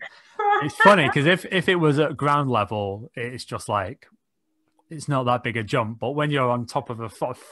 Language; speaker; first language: English; native; English